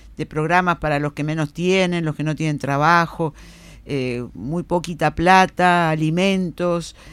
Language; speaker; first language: Spanish; native; Spanish